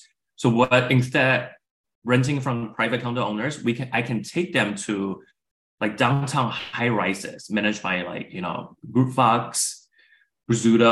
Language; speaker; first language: English; non-native, fluent; Chinese